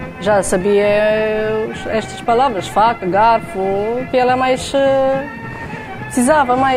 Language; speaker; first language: Portuguese; non-native, learner; Romanian